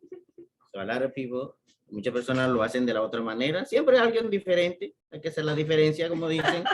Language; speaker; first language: Spanish; native; Spanish